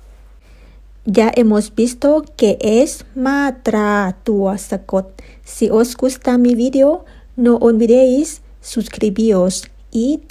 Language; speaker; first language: Spanish; non-native, fluent; Thai